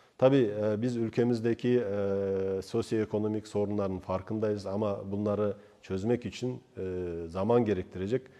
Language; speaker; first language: Turkish; non-native, fluent; Kazakh